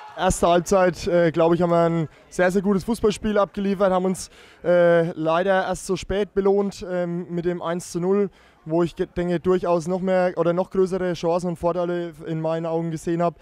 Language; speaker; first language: German; native; German